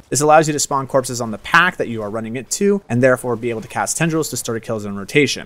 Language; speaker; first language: English; native; English